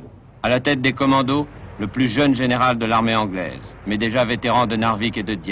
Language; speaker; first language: French; native; French